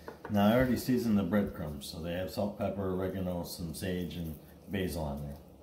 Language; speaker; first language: English; native; English